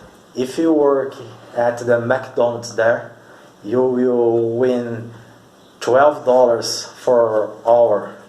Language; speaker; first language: English; non-native, learner; Portuguese